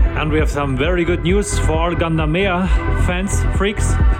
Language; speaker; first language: English; non-native, fluent; German